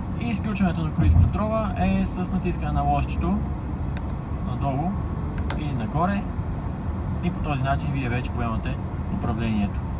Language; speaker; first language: Bulgarian; native; Bulgarian